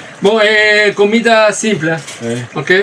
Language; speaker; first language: Spanish; non-native, learner; French